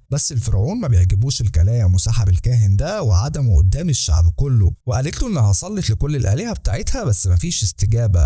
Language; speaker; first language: Arabic; native; Arabic